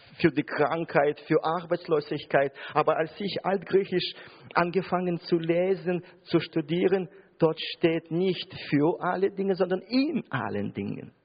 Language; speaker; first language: German; non-native, fluent; Russian